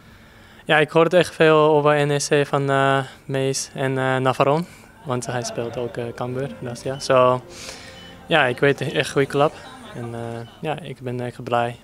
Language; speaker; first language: Dutch; early bilingual, heritage; Japanese